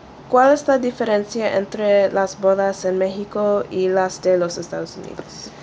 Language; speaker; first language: Spanish; non-native, learner; English